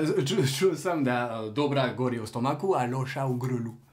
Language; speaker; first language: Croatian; non-native, learner; French